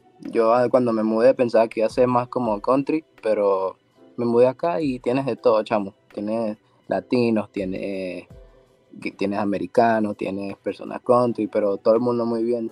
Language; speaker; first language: Spanish; native; Spanish